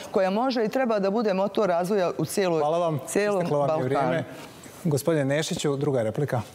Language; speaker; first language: Serbian; native; Serbian